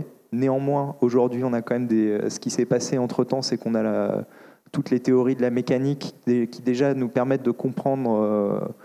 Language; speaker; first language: French; native; French